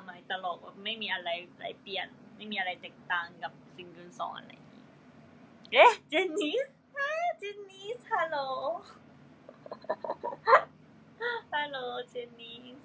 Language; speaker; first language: Thai; non-native, learner; Japanese